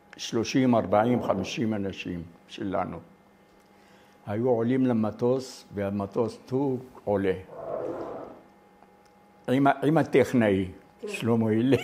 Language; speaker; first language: Hebrew; non-native, fluent; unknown